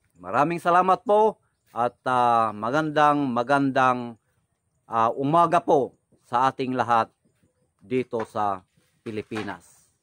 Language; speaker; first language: Filipino; non-native, local second language; Iloko